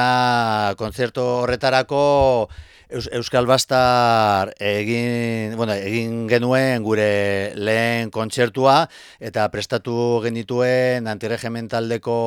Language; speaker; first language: Basque; non-native, local second language; Spanish